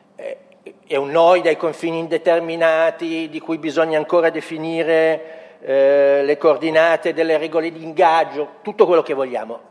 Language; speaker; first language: Italian; native; Italian